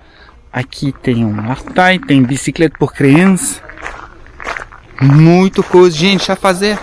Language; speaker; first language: Portuguese; non-native, learner; French